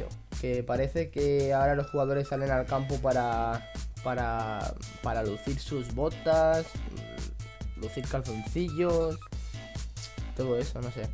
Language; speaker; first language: Spanish; native; Spanish